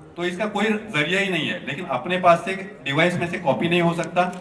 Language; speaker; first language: Hindi; non-native, local second language; Marathi